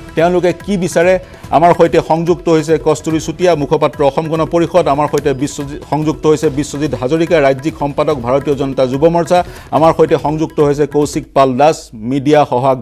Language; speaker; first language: Assamese; native; Assamese